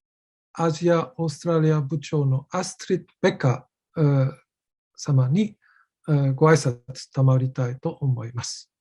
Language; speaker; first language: Japanese; non-native, fluent; German